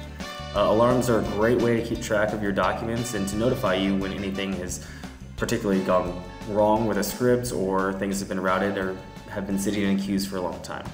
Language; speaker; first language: English; native; English